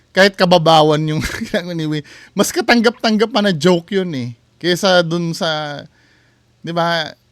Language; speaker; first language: Filipino; native; Filipino